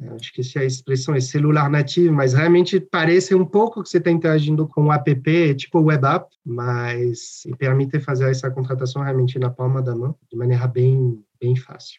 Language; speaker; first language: Portuguese; non-native, fluent; French